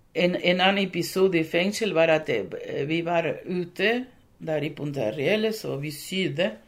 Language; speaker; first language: Norwegian; non-native, fluent; Spanish